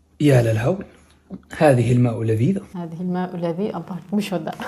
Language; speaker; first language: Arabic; non-native, learner; Turkish